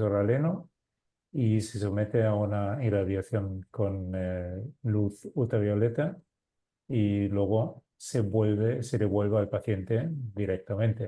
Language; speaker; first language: Spanish; non-native, fluent; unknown